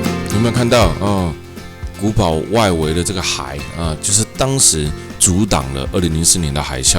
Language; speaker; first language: Chinese; native; Chinese